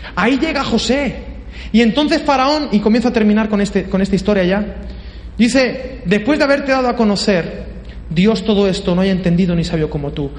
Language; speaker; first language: Spanish; native; Spanish